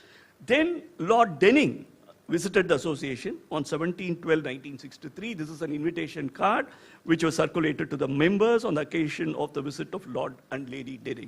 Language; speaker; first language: English; non-native, local second language; Tamil